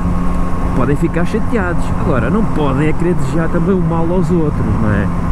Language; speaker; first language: Portuguese; native; Portuguese